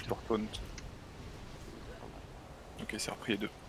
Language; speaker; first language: French; native; French